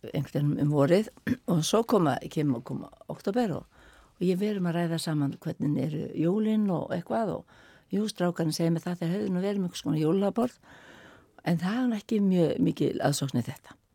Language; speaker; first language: Icelandic; non-native, fluent; Faroese